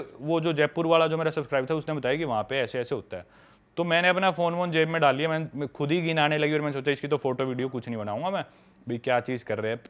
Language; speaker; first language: Hindi; native; Hindi